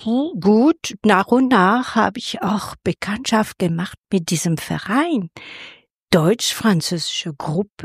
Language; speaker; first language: German; non-native, fluent; French